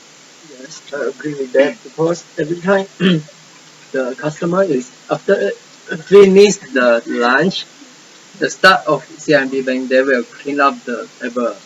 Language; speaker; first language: English; non-native, local second language; Malay